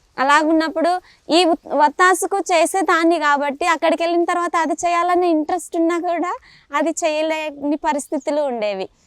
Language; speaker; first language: Telugu; native; Telugu